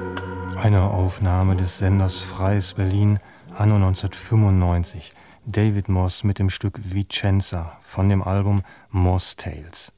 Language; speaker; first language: German; native; German